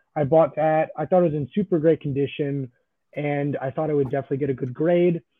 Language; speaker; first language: English; native; English